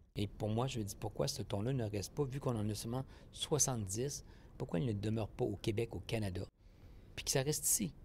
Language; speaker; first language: French; native; French